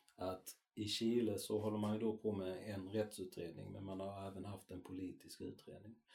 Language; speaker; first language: Swedish; native; Swedish